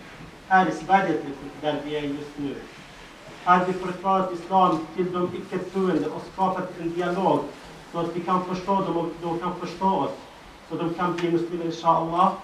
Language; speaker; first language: Swedish; non-native, fluent; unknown